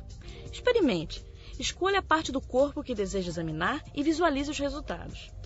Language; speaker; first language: Portuguese; native; Portuguese